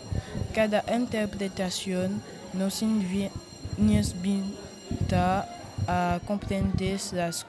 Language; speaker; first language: Spanish; non-native, learner; French